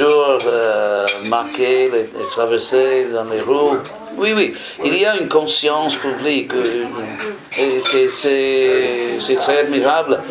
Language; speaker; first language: French; non-native, fluent; English